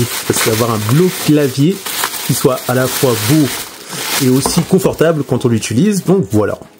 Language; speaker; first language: French; native; French